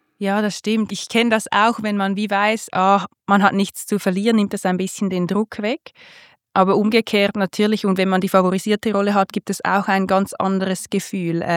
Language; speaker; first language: German; native; German